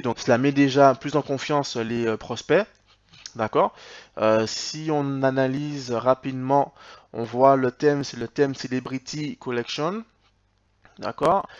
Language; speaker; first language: French; native; French